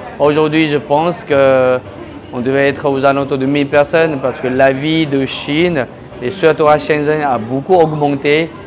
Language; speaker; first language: French; early bilingual, other home language; Chinese